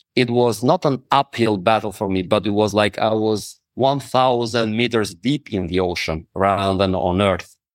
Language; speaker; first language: English; non-native, fluent; Albanian